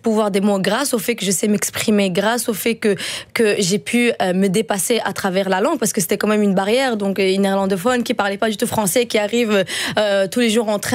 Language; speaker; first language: French; non-native, fluent; Dutch